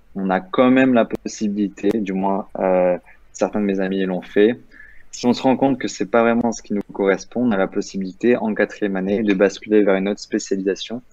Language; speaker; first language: French; native; French